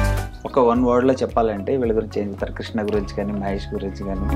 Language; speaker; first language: Telugu; native; Telugu